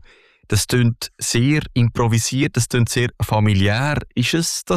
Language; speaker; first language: German; native; German